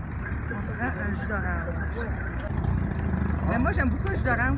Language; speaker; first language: French; native; French